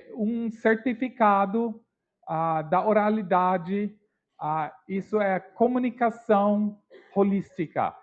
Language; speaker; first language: Portuguese; non-native, learner; English